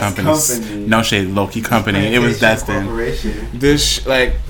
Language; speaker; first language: English; native; English